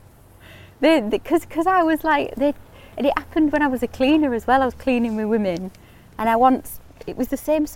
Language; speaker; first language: English; native; English